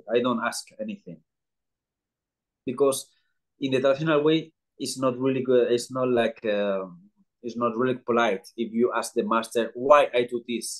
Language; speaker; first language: English; non-native, learner; Spanish